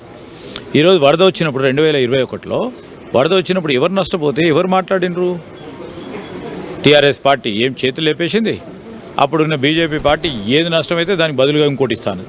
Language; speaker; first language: Telugu; native; Telugu